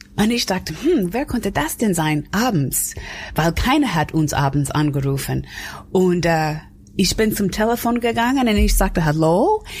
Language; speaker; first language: German; non-native, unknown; English